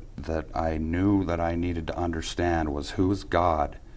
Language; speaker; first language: English; native; English